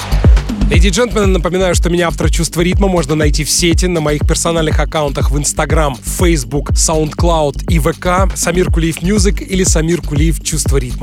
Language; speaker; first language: Russian; native; Russian